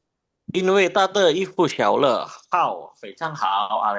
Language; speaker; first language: Chinese; non-native, learner; Indonesian